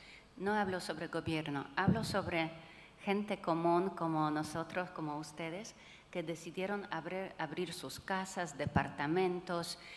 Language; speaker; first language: Spanish; non-native, fluent; Polish